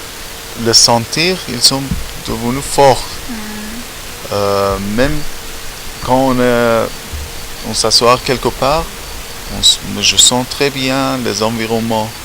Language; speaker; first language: French; non-native, learner; English